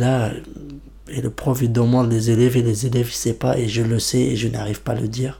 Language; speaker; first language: French; non-native, fluent; Kurdish